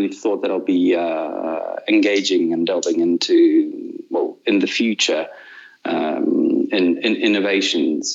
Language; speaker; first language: English; non-native, fluent; Russian